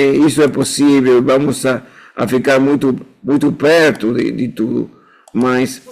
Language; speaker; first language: Portuguese; non-native, fluent; Spanish